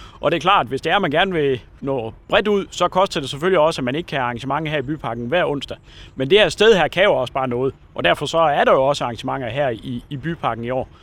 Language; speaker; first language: Danish; native; Danish